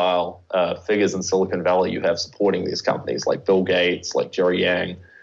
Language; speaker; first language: English; native; English